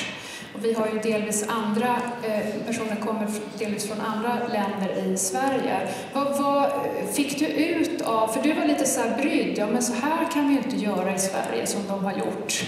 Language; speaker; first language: Swedish; native; Swedish